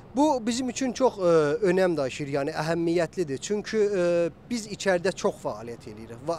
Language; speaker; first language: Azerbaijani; native; Azerbaijani